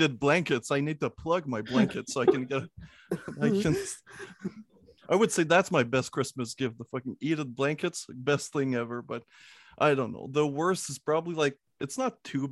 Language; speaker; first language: English; non-native, fluent; French